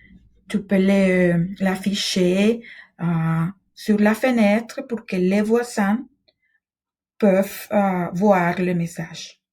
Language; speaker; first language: French; non-native, fluent; Spanish